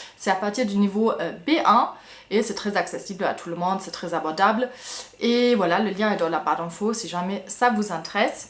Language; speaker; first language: French; non-native, fluent; German